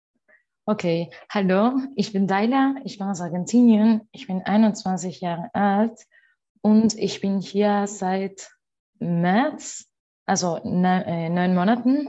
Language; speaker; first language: German; non-native, learner; Spanish